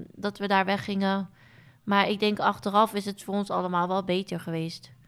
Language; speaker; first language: Dutch; native; Dutch